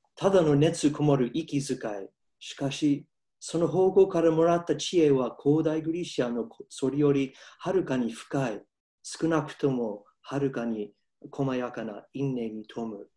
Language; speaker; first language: Japanese; non-native, fluent; English